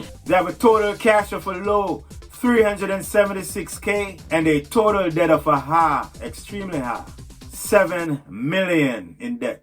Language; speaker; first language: English; native; English